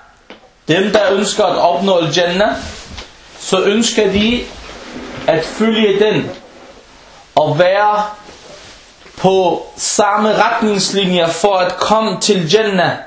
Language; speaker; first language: Danish; non-native, fluent; Arabic